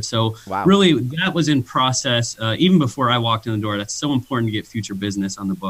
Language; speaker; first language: English; native; English